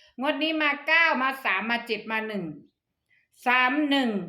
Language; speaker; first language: Thai; non-native, local second language; Northeastern Thai